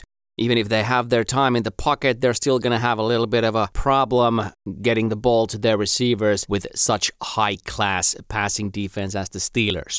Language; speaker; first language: English; non-native, fluent; Finnish